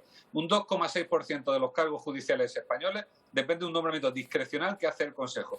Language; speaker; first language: Spanish; native; Spanish